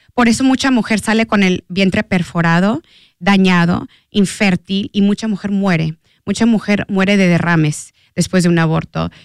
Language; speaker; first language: Spanish; early bilingual, heritage; Spanish